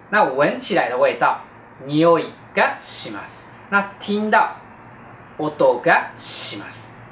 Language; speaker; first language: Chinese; non-native, fluent; Japanese